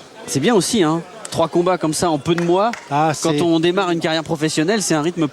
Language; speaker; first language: French; native; French